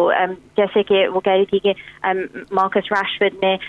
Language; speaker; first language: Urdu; early bilingual, heritage; English